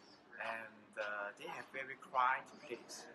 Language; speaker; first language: English; non-native, learner; Chinese